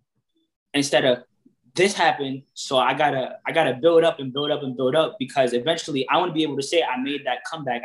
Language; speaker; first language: English; native; English